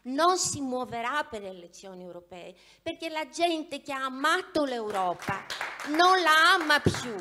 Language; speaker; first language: Italian; non-native, fluent; Greek